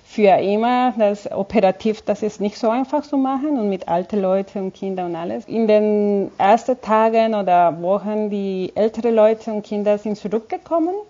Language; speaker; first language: German; non-native, fluent; Spanish